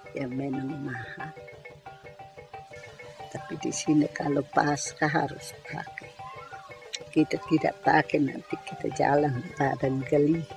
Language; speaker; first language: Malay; non-native, local second language; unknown